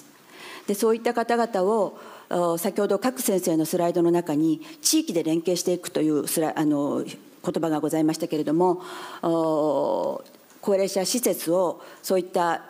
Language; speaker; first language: Japanese; native; Japanese